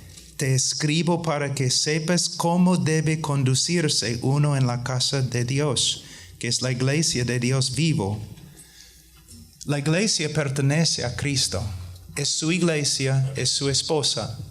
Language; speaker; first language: Spanish; non-native, fluent; English